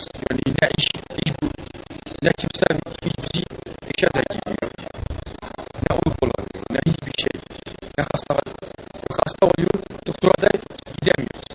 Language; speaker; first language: Turkish; non-native, local second language; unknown